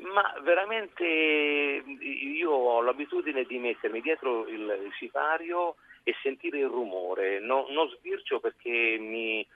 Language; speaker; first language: Italian; native; Italian